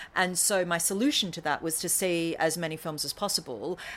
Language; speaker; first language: English; native; English